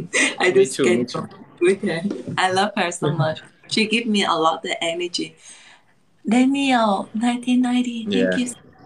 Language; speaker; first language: English; non-native, learner; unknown